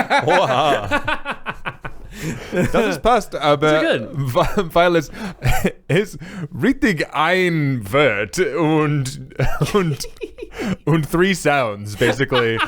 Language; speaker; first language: German; non-native, learner; English